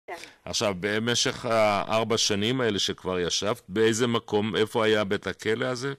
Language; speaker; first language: Hebrew; native; Hebrew